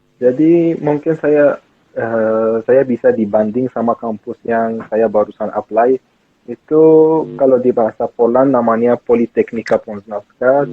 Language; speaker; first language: Indonesian; non-native, fluent; Persian